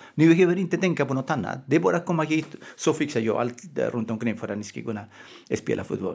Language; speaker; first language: Swedish; non-native, fluent; Spanish